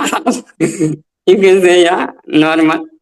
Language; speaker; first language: English; non-native, learner; Hindi